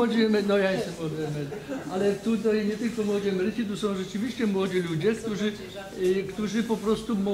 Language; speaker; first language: Polish; native; Polish